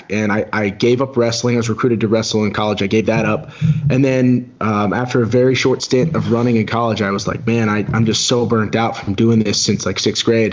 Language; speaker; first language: English; native; English